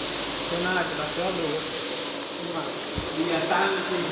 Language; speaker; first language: Burmese; native; Burmese